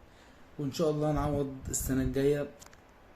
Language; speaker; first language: Arabic; native; Arabic